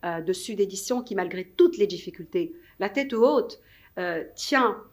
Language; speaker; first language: French; non-native, local second language; Arabic